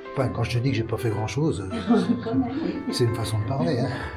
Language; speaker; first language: French; native; French